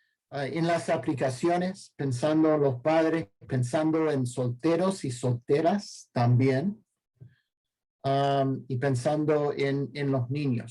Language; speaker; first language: Spanish; non-native, fluent; English